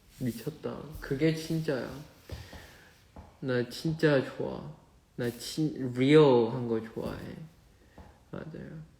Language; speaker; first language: Korean; non-native, fluent; Chinese